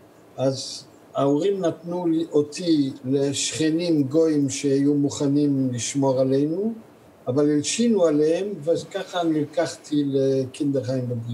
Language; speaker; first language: Hebrew; early bilingual, other home language; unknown